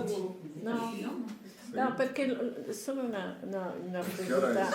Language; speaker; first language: Spanish; non-native, fluent; French